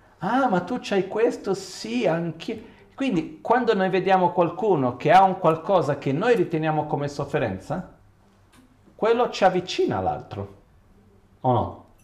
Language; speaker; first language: Italian; non-native, fluent; Portuguese